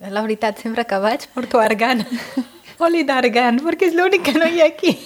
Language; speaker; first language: Catalan; non-native, fluent; Arabic